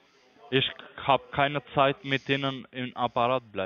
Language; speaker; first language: German; non-native, learner; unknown